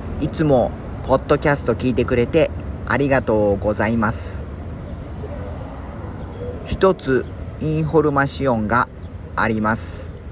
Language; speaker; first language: Japanese; non-native, fluent; Spanish